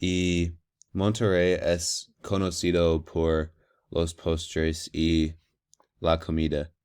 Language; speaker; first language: Spanish; non-native, learner; English